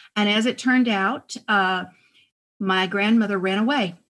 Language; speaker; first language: English; native; English